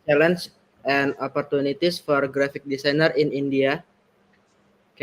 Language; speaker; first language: English; non-native, learner; Indonesian